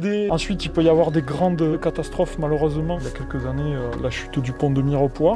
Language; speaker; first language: French; native; French